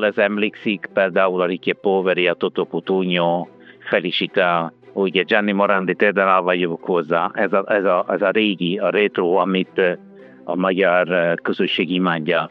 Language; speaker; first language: Hungarian; non-native, fluent; Italian